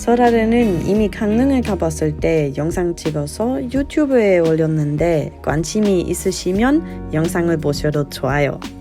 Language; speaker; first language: Korean; non-native, learner; German